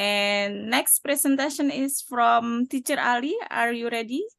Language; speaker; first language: English; non-native, learner; Indonesian